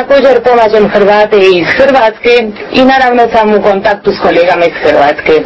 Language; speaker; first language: Croatian; early bilingual, heritage; Croatian